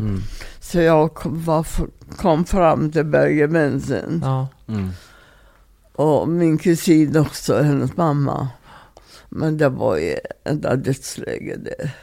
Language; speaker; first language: Swedish; non-native, fluent; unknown